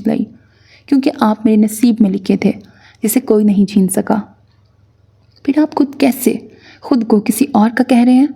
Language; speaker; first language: Urdu; native; Urdu